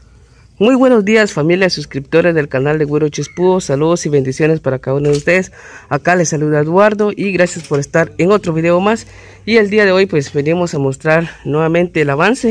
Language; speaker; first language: Spanish; native; Spanish